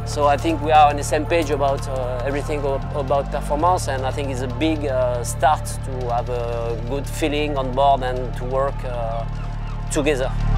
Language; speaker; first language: English; non-native, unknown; French